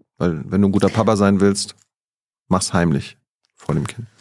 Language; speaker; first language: German; native; German